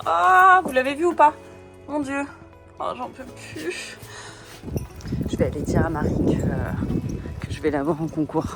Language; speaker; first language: French; native; French